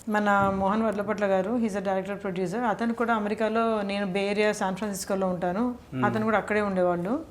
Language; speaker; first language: Telugu; native; Telugu